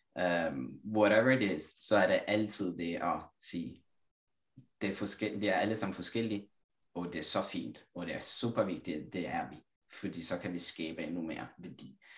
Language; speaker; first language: Danish; non-native, fluent; Italian